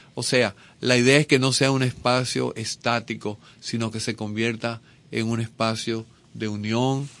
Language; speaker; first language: Spanish; native; Spanish